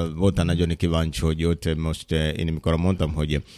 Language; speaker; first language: Hungarian; non-native, learner; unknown